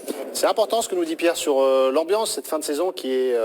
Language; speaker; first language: French; native; French